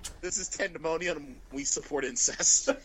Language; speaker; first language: English; native; English